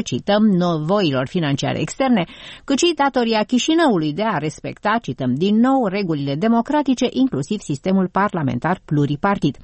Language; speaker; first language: Romanian; native; Romanian